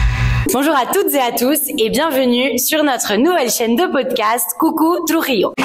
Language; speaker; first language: French; native; French